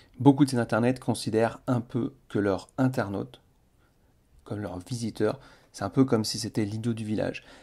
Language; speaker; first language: French; native; French